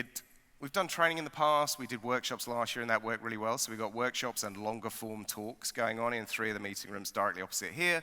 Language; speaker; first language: English; native; English